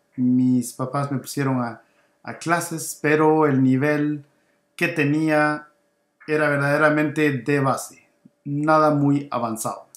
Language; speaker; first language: Spanish; native; Spanish